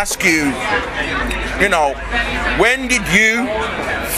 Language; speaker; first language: English; native; English